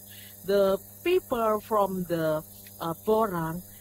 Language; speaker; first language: English; non-native, learner; Indonesian